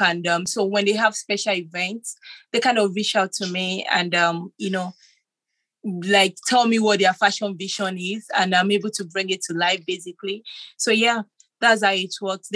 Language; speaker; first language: English; non-native, local second language; Yoruba